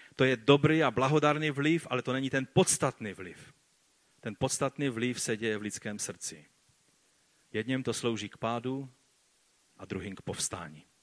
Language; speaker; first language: Czech; non-native, fluent; Polish